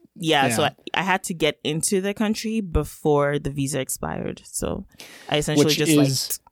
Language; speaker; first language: English; non-native, local second language; Yoruba